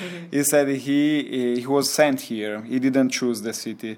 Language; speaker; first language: English; non-native, learner; Italian